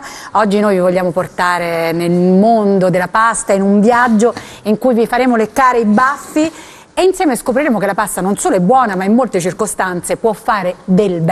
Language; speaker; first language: Italian; native; Italian